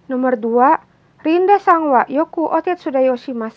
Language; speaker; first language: Japanese; non-native, fluent; Indonesian